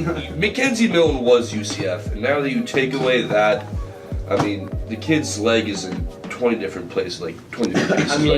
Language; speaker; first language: English; native; English